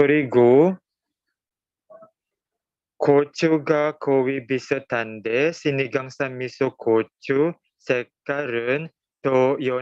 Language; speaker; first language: Korean; non-native, learner; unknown